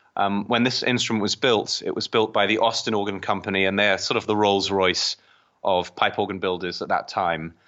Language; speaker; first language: English; native; English